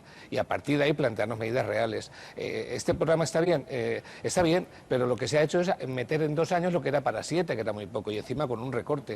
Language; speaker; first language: Spanish; native; Spanish